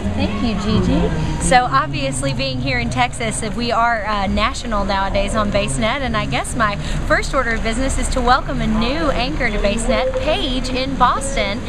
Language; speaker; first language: English; native; English